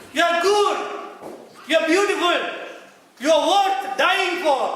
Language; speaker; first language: English; non-native, local second language; Malayalam